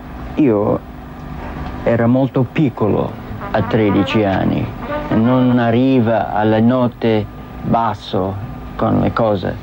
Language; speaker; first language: Italian; non-native, learner; English